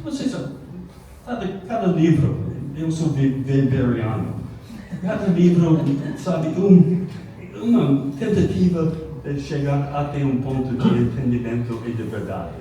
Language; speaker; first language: Portuguese; non-native, fluent; English